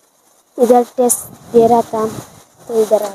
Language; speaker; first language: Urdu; non-native, local second language; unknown